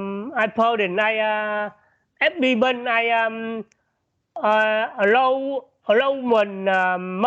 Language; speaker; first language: English; non-native, learner; Vietnamese